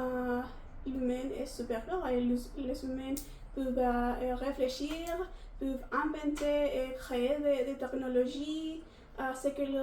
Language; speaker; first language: French; non-native, learner; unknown